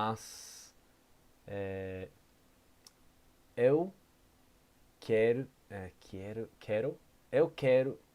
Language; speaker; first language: Portuguese; non-native, learner; English